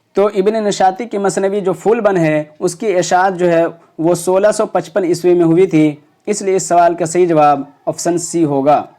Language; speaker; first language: Urdu; native; Urdu